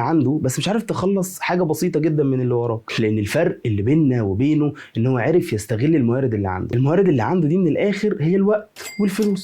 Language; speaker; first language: Arabic; native; Arabic